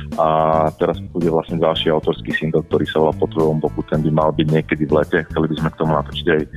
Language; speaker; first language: Slovak; native; Slovak